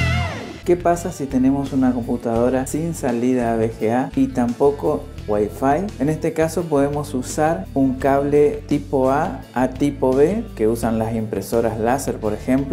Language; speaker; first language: Spanish; native; Spanish